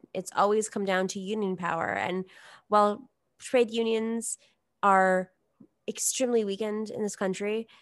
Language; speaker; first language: English; native; English